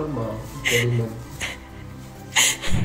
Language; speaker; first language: Portuguese; non-native, learner; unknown